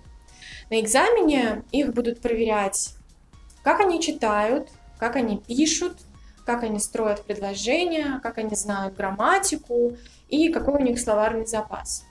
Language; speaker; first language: Russian; native; Russian